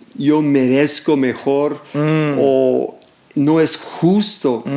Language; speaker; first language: Spanish; non-native, fluent; English